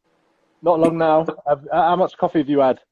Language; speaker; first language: English; native; English